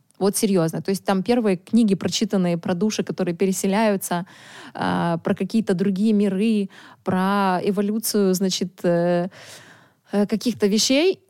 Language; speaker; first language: Russian; native; Russian